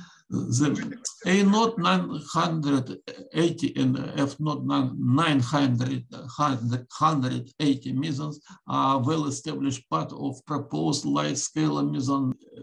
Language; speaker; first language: English; non-native, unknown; Russian